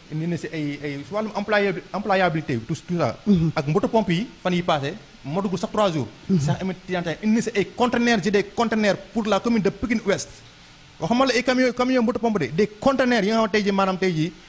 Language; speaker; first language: French; non-native, local second language; Wolof